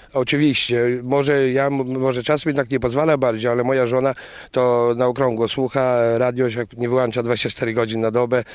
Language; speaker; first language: Polish; native; Polish